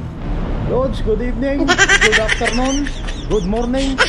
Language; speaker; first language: English; non-native, local second language; Filipino